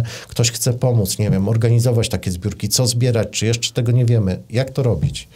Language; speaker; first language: Polish; native; Polish